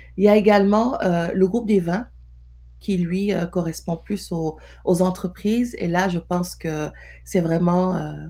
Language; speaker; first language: French; non-native, local second language; Wolof